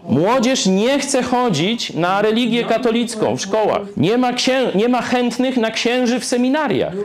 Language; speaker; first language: Polish; native; Polish